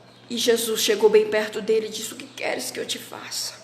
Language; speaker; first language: Portuguese; native; Portuguese